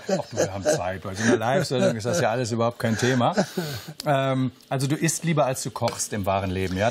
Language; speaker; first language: German; native; German